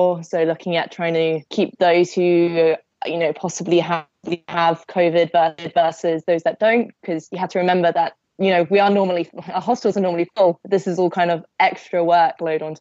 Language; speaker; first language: English; native; English